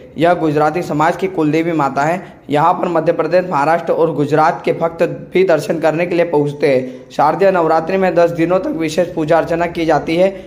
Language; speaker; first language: Hindi; native; Hindi